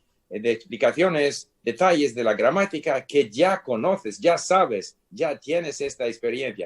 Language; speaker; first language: Spanish; non-native, fluent; English